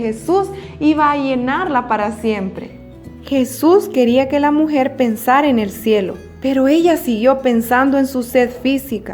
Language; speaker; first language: Spanish; native; Spanish